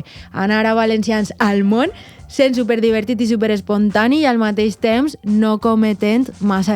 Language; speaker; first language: Catalan; native; Catalan